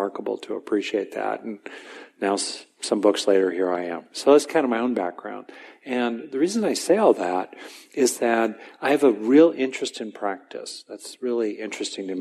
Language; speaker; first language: English; native; English